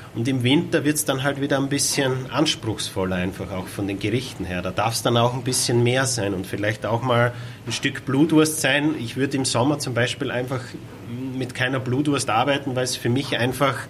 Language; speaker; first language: German; native; German